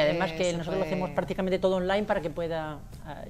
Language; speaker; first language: Spanish; native; Spanish